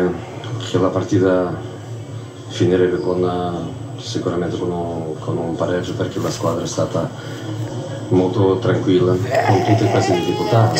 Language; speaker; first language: Italian; non-native, fluent; Portuguese